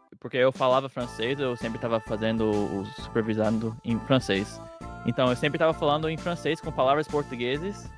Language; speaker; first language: Portuguese; early bilingual, heritage; Portuguese